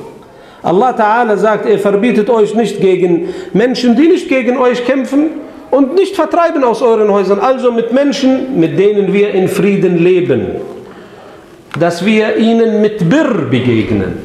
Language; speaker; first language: German; non-native, fluent; Arabic